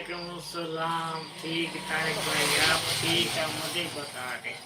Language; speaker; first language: Hindi; non-native, local second language; Punjabi